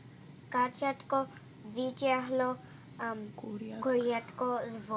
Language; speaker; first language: Slovak; early bilingual, heritage; Slovak